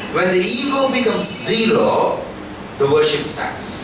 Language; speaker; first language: English; non-native, local second language; Telugu